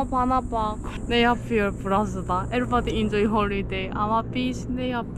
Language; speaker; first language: Turkish; non-native, learner; Korean